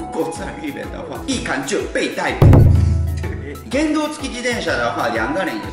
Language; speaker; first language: Chinese; non-native, fluent; Japanese